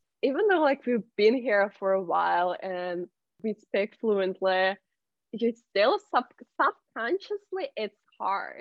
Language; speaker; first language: English; non-native, fluent; Russian